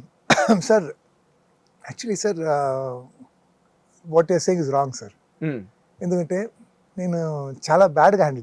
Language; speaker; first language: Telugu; non-native, fluent; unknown